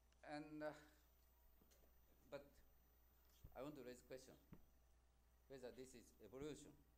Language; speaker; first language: English; non-native, fluent; Japanese